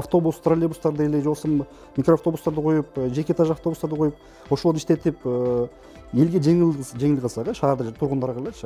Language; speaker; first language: Kyrgyz; native; Kyrgyz